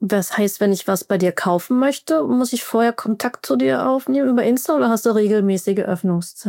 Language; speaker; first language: German; native; German